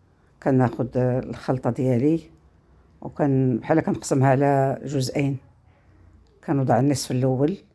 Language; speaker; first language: Arabic; native; Arabic